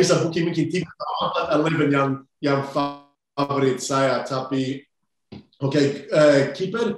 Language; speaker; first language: Indonesian; non-native, fluent; English